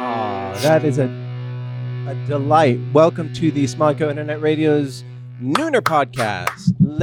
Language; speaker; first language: English; native; English